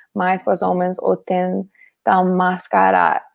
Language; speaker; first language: Portuguese; non-native, fluent; English